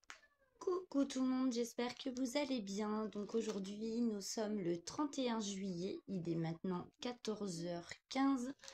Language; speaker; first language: French; native; French